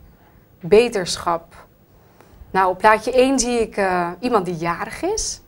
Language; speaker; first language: Dutch; native; Dutch